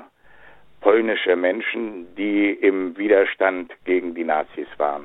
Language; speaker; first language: German; native; German